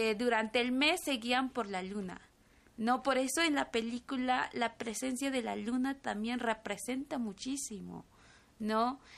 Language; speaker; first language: Spanish; non-native, local second language; Tzotzil